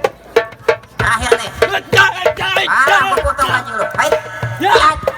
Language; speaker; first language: Indonesian; native; Indonesian